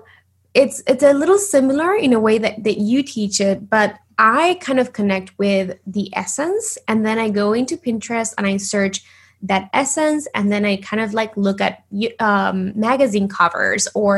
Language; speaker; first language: English; non-native, fluent; Spanish